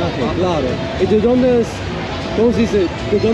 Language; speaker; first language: Spanish; non-native, learner; Swiss German